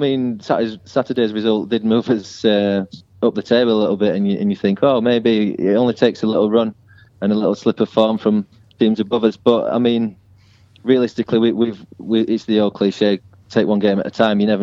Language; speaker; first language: English; native; English